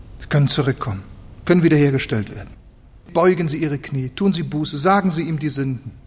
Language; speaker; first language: German; native; German